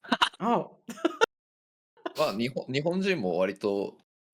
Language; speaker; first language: Japanese; native; Japanese